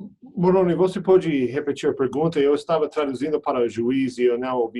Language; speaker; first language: Portuguese; non-native, fluent; English